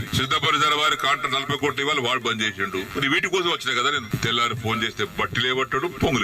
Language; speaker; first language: Telugu; native; Telugu